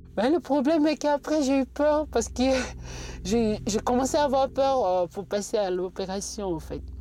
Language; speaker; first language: French; non-native, local second language; Bambara